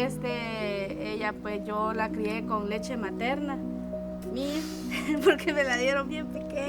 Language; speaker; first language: Spanish; native; Spanish